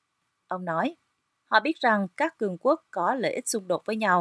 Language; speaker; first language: Vietnamese; native; Vietnamese